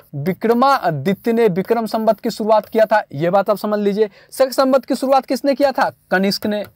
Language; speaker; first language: Hindi; native; Hindi